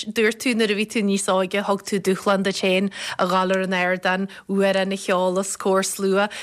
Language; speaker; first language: Irish; native; Irish